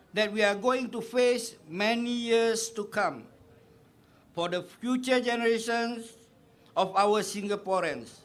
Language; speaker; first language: English; non-native, local second language; Malay